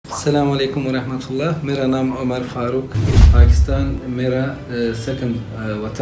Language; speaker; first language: Hindi; non-native, learner; Turkish